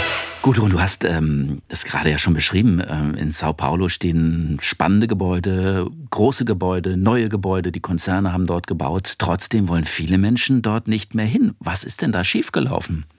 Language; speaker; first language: German; native; German